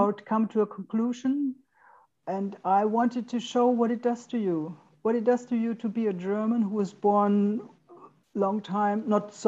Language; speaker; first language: English; non-native, fluent; German